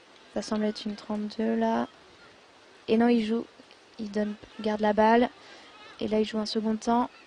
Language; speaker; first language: French; native; French